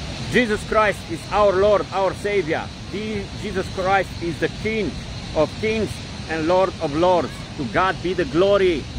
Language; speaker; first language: English; non-native, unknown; Romanian